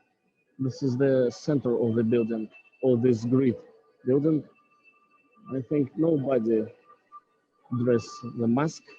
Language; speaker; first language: English; non-native, learner; Russian